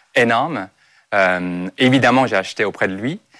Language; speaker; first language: French; non-native, fluent; Chinese